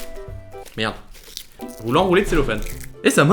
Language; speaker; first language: French; native; French